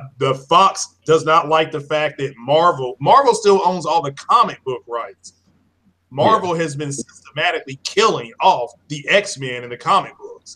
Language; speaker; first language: English; native; English